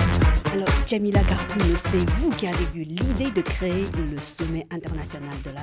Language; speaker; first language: French; native; French